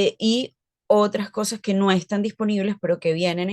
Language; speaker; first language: Spanish; native; Spanish